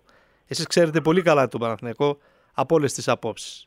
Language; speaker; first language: Greek; native; Greek